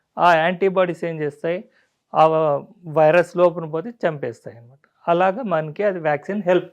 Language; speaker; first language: Telugu; native; Telugu